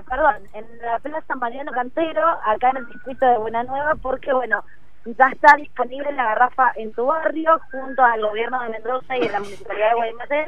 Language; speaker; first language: Spanish; native; Spanish